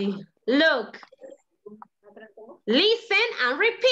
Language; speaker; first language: English; non-native, learner; Spanish